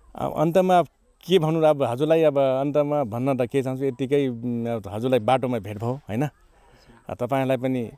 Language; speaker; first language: Nepali; non-native, local second language; Rana Tharu